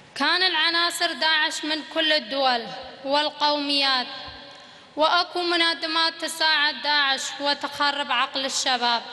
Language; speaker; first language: Arabic; non-native, local second language; Kurdish